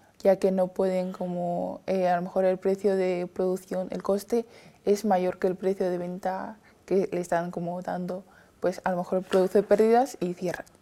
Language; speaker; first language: Spanish; non-native, fluent; Chinese